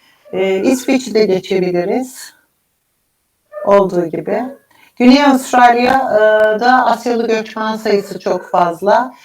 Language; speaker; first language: Turkish; native; Turkish